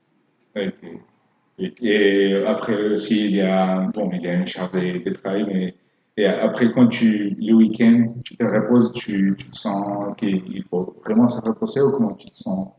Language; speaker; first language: French; non-native, fluent; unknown